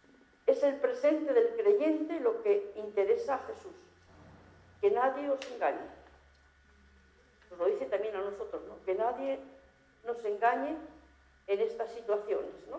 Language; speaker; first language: Spanish; native; Spanish